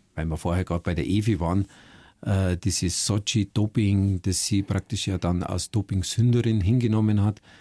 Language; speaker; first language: German; native; German